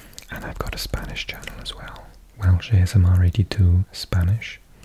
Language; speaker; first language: English; native; English